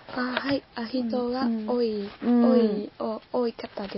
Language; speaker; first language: Japanese; non-native, learner; Vietnamese